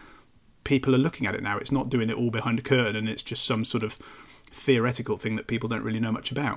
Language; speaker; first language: English; native; English